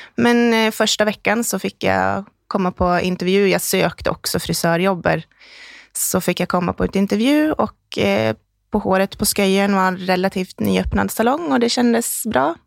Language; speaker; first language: Swedish; native; Swedish